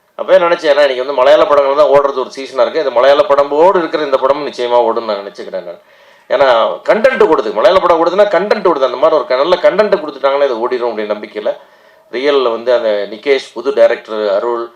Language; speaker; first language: Tamil; native; Tamil